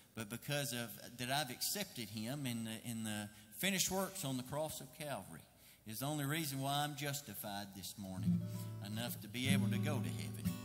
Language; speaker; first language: English; native; English